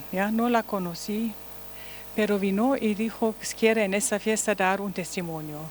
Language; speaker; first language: Spanish; non-native, learner; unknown